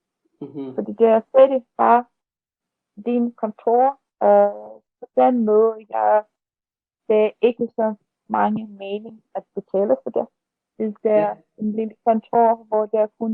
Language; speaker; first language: Danish; non-native, learner; Russian